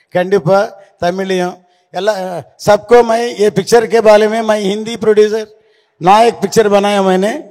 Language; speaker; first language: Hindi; non-native, local second language; Tamil